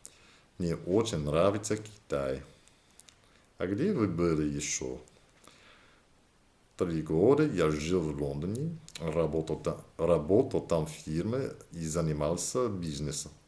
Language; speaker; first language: Russian; non-native, learner; English